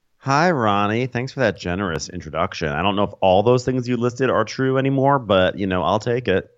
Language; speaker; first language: English; native; English